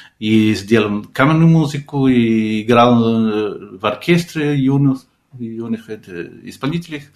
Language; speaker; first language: Russian; non-native, fluent; Spanish